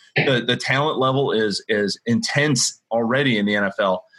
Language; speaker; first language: English; native; English